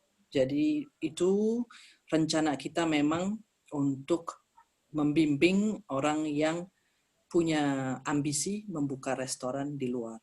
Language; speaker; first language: Indonesian; early bilingual, heritage; Indonesian